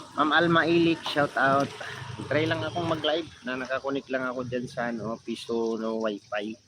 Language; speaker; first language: Filipino; native; Filipino